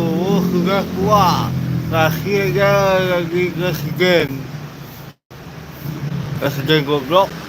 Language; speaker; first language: Indonesian; non-native, local second language; Balinese